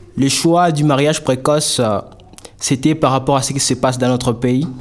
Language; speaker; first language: French; non-native, local second language; Swahili